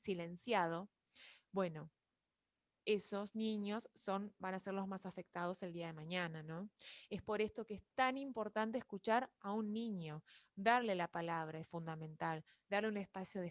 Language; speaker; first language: Spanish; native; Spanish